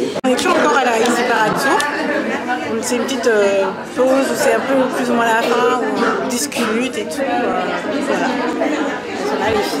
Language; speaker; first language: French; native; French